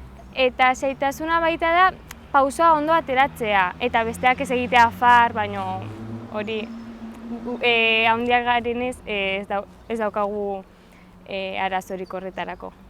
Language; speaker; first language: Basque; non-native, local second language; Spanish